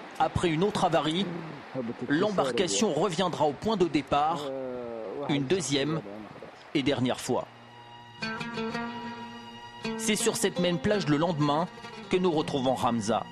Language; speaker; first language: French; native; French